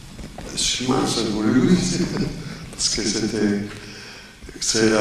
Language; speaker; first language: French; non-native, fluent; Italian